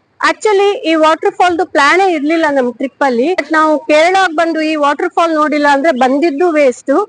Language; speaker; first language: Kannada; native; Kannada